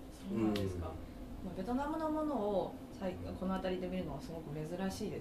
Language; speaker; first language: Japanese; native; Japanese